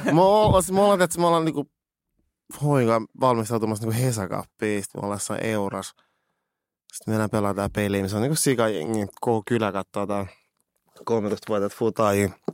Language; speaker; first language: Finnish; early bilingual, other home language; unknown